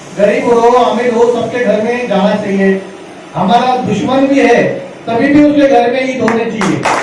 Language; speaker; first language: Hindi; non-native, local second language; Marathi